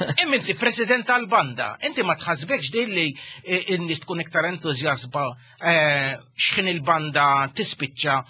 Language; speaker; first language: Maltese; native; Maltese